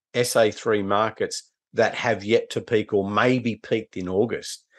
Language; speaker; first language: English; native; English